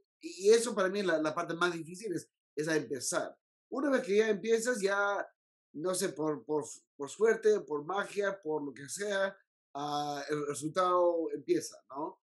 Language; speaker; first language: Spanish; early bilingual, heritage; Spanish